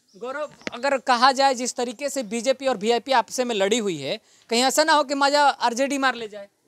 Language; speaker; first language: Hindi; native; Hindi